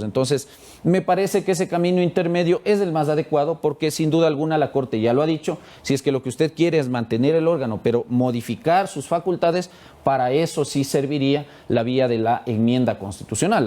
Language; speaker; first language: Spanish; native; Spanish